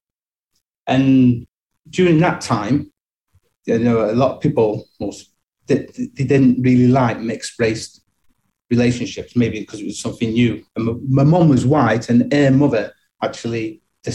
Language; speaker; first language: English; native; English